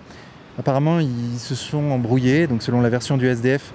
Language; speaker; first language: French; native; French